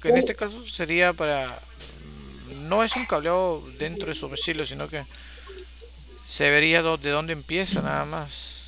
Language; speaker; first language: Spanish; native; Spanish